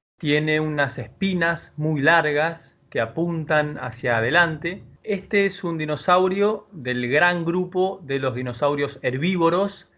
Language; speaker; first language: Spanish; native; Spanish